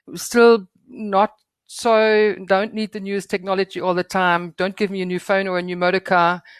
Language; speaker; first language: English; non-native, fluent; German